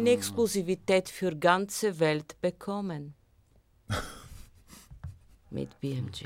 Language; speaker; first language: German; non-native, fluent; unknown